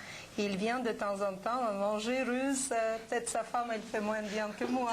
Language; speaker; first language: French; non-native, fluent; Ukrainian